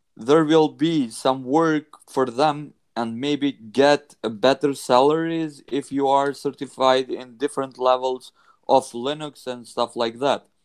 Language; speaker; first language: English; non-native, fluent; Albanian